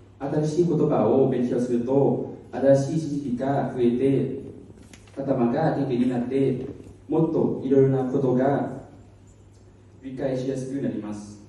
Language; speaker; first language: Japanese; non-native, learner; Hmong